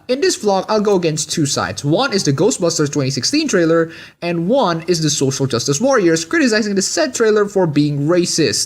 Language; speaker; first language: English; non-native, fluent; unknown